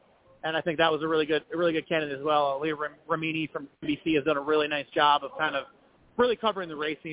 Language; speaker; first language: English; native; English